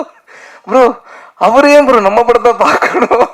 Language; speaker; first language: Tamil; native; Tamil